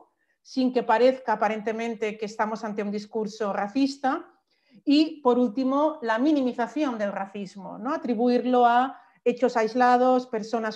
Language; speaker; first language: Spanish; native; Spanish